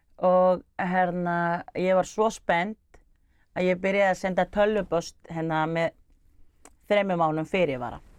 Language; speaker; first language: Icelandic; non-native, fluent; Spanish